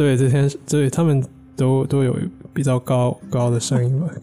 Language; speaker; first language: Chinese; non-native, fluent; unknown